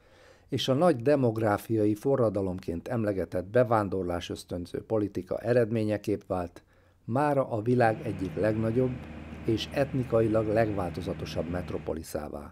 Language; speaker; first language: Hungarian; native; Hungarian